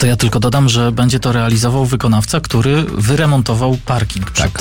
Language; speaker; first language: Polish; native; Polish